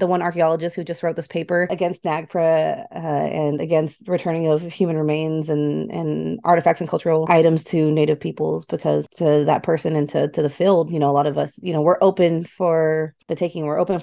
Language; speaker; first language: English; native; English